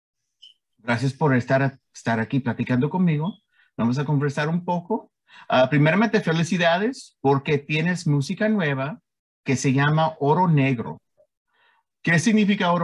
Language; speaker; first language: Spanish; early bilingual, heritage; Spanish